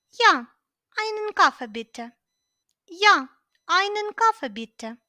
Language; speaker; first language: German; non-native, fluent; Ukrainian